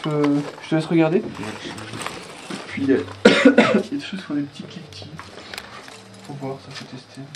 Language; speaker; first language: French; native; French